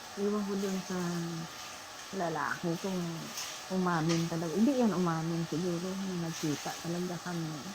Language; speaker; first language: Filipino; non-native, local second language; Hiligaynon